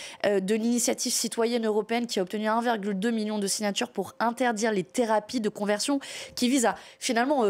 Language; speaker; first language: French; native; French